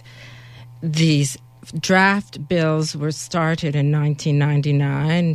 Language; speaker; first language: English; native; English